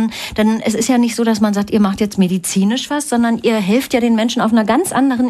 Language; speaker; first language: German; native; German